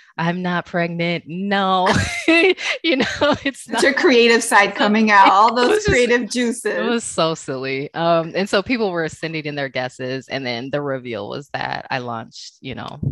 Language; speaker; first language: English; native; English